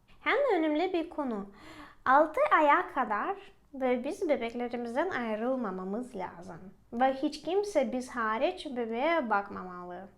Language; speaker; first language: Turkish; non-native, fluent; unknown